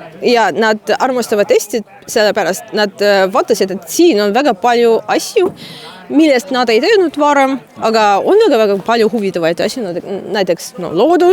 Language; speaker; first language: Estonian; non-native, fluent; Russian